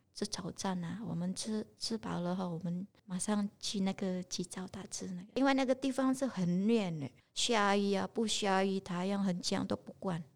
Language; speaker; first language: Chinese; non-native, learner; Indonesian